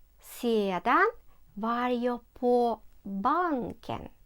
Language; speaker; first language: Swedish; non-native, fluent; Ukrainian